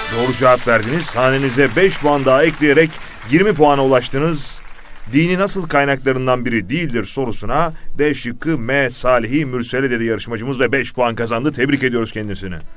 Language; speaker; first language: Turkish; native; Turkish